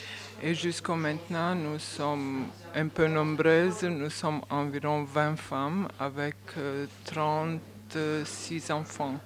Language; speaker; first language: French; non-native, learner; Bosnian